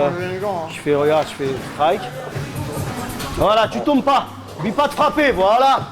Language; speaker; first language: French; native; French